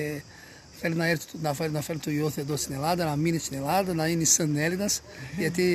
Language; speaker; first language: Greek; non-native, learner; Portuguese